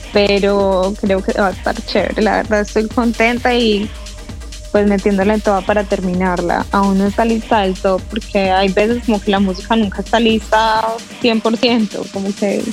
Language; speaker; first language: Spanish; native; Spanish